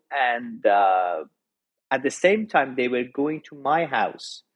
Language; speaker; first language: English; non-native, fluent; Persian